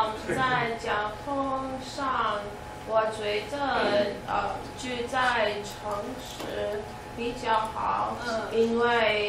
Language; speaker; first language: Chinese; non-native, learner; English